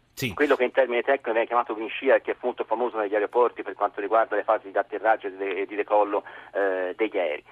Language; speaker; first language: Italian; native; Italian